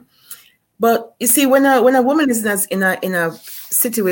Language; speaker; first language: English; non-native, local second language; Jamaican Creole English